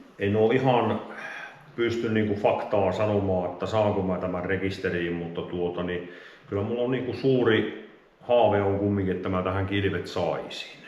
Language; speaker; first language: Finnish; native; Finnish